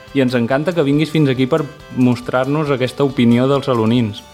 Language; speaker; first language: Catalan; native; Catalan